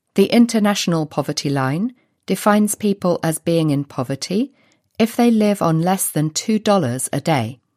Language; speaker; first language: English; native; English